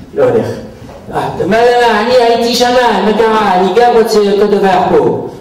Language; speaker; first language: Hebrew; non-native, fluent; French